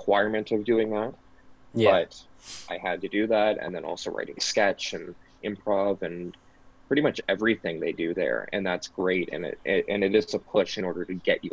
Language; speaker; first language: English; native; English